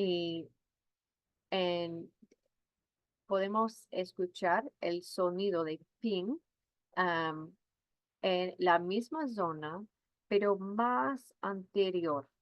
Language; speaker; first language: Spanish; non-native, fluent; English